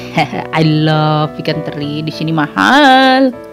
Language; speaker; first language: Indonesian; native; Indonesian